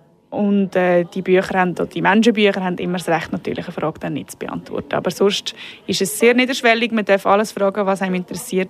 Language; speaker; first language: German; native; German